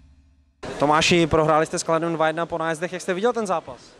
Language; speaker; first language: Czech; native; Czech